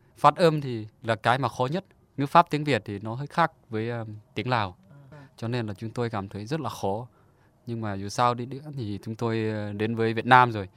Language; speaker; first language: Vietnamese; non-native, fluent; Lao